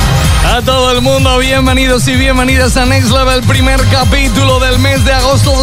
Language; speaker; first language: Spanish; native; Spanish